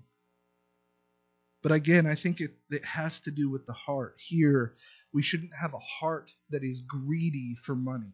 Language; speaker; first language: English; native; English